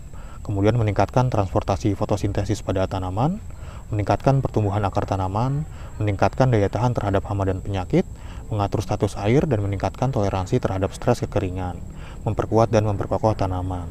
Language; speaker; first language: Indonesian; native; Indonesian